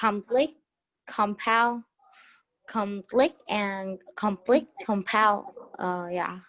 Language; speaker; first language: English; non-native, learner; Vietnamese